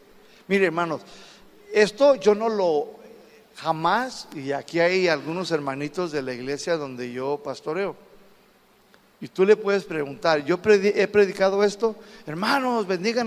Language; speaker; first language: Spanish; native; Spanish